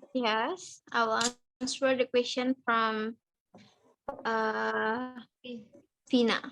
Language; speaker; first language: English; non-native, learner; Indonesian